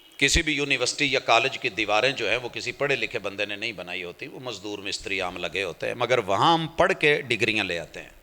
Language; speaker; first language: Urdu; non-native, local second language; Punjabi